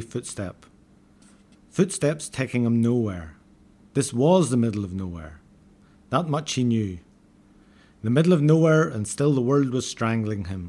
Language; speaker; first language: English; native; English